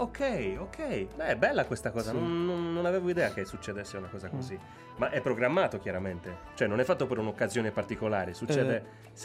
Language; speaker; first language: Italian; native; Italian